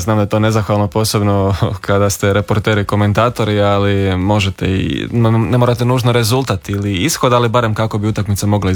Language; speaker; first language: Serbian; native; Serbian